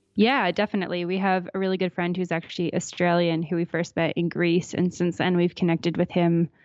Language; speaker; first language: English; native; English